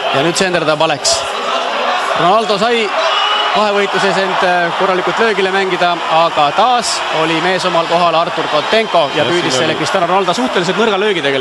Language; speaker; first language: Estonian; native; Estonian